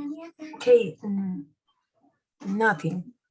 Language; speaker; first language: English; non-native, learner; Spanish